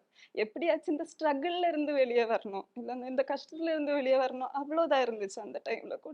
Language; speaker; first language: Tamil; non-native, local second language; Malayalam